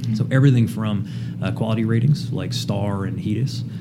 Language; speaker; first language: English; native; English